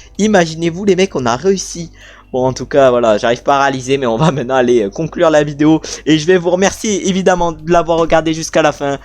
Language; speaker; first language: French; native; French